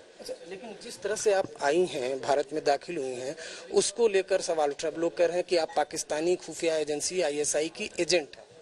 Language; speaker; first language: Hindi; native; Hindi